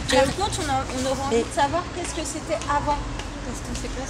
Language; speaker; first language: French; native; French